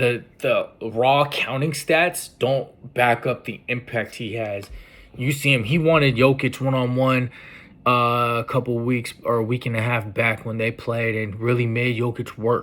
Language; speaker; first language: English; native; English